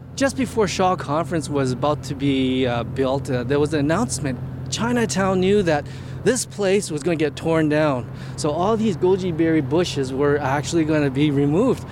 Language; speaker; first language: English; native; English